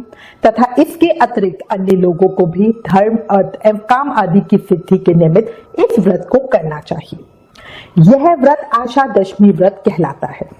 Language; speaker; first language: Hindi; native; Hindi